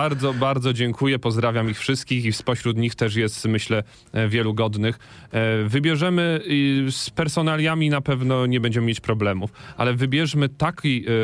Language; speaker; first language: Polish; native; Polish